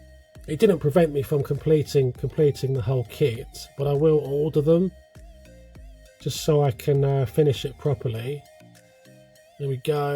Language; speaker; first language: English; native; English